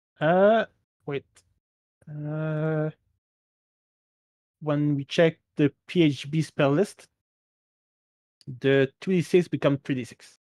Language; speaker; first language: English; non-native, fluent; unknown